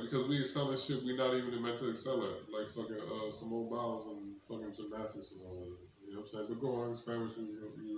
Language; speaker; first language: English; native; English